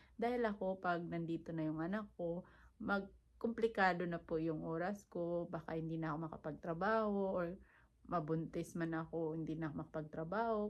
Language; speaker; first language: Filipino; non-native, local second language; Cebuano